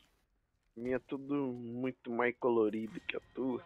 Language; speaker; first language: Portuguese; native; Portuguese